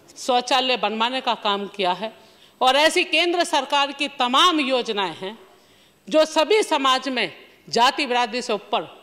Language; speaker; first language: Hindi; native; Hindi